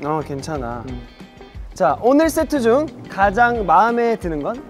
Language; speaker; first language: Korean; native; Korean